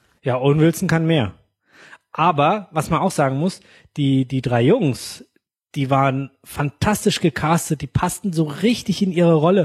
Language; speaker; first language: German; native; German